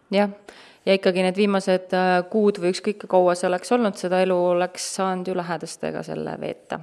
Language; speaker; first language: Estonian; native; Estonian